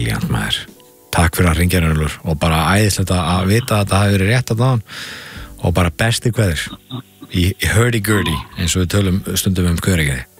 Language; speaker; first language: Icelandic; native; Icelandic